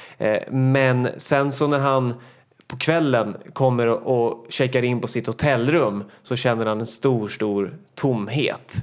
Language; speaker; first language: Swedish; native; Swedish